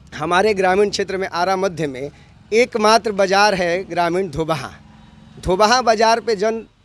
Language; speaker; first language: Hindi; native; Hindi